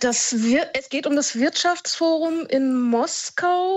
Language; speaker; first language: German; native; German